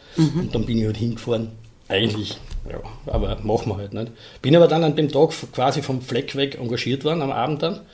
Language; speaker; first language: German; native; German